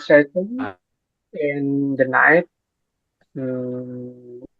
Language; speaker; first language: English; non-native, learner; Indonesian